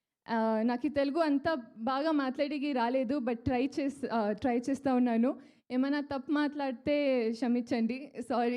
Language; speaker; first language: Telugu; non-native, learner; Kannada